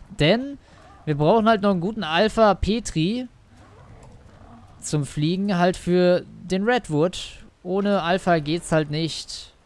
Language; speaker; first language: German; native; German